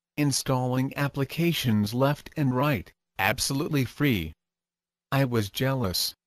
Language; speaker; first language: English; native; English